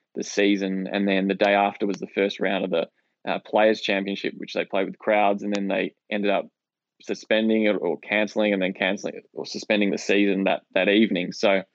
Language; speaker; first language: English; native; English